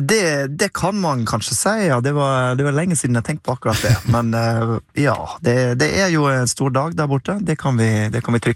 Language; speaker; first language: Norwegian; non-native, fluent; English